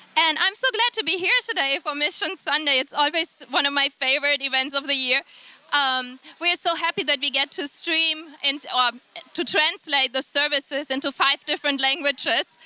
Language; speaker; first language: English; non-native, fluent; German